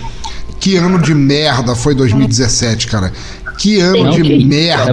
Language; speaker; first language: Portuguese; native; Portuguese